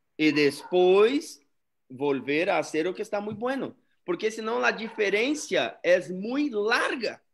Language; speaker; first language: Spanish; non-native, learner; Portuguese